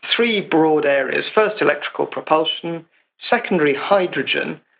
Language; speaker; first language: English; native; English